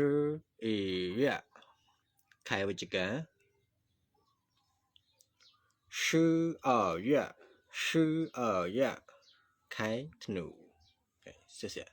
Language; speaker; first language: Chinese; non-native, fluent; Khmer